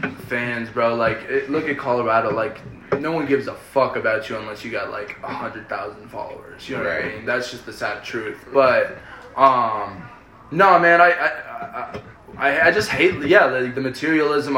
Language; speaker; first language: English; early bilingual, other home language; Spanish